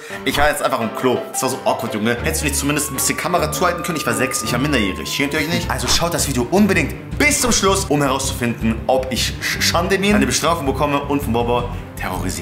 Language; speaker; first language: German; native; German